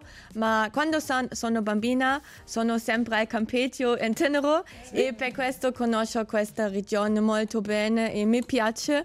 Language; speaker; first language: Italian; non-native, learner; German